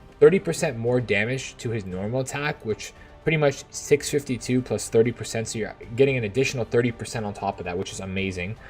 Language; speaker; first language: English; native; English